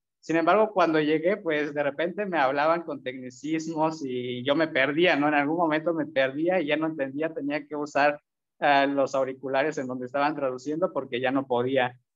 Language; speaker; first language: Spanish; non-native, local second language; Zapotec